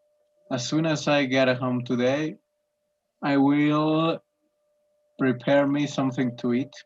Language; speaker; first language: English; non-native, learner; Spanish